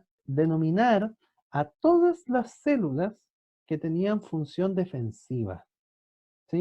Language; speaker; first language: Spanish; native; Spanish